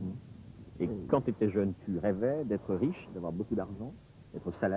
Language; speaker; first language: French; native; French